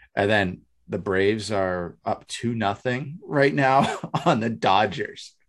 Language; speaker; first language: English; native; English